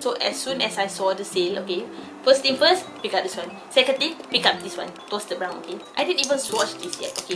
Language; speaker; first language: English; non-native, local second language; Malay